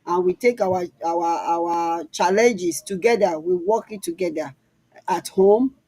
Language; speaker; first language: English; non-native, local second language; Yoruba